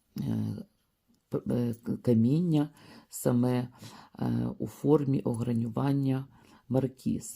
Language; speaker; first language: Ukrainian; native; Ukrainian